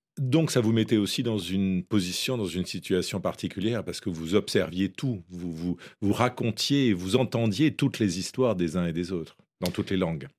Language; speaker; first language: French; native; French